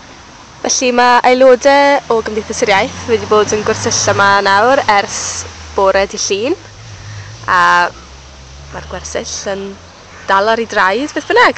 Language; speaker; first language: Welsh; native; Welsh